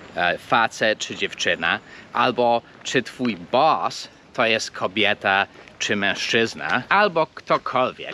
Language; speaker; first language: Polish; non-native, fluent; English